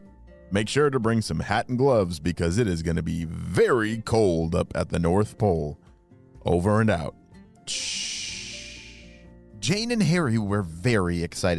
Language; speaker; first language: English; native; English